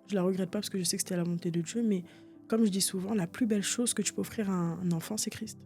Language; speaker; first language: French; early bilingual, other home language; Portuguese